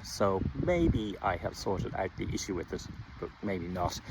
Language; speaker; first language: English; native; English